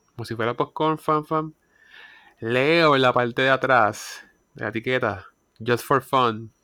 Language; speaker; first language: Spanish; native; Spanish